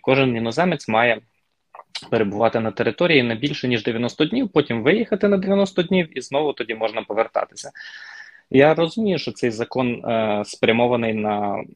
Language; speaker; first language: Ukrainian; native; Ukrainian